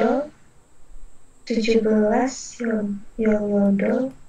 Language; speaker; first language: Korean; non-native, learner; Indonesian